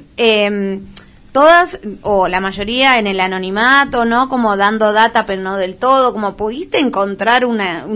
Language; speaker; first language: Spanish; native; Spanish